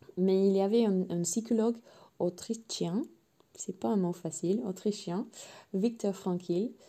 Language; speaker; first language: French; non-native, learner; English